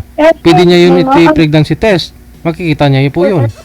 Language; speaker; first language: Filipino; native; Filipino